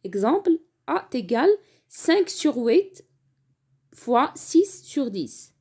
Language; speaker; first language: French; non-native, local second language; Arabic